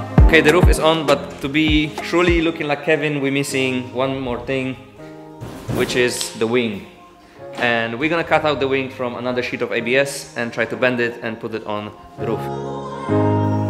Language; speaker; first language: English; non-native, fluent; Polish